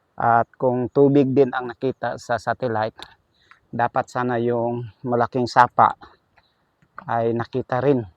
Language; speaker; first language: Filipino; non-native, local second language; Cebuano